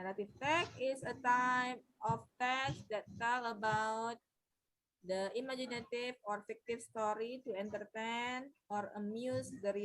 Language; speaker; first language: English; non-native, learner; Indonesian